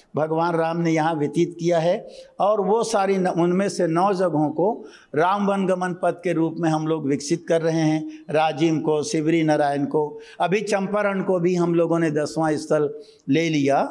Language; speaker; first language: Hindi; native; Hindi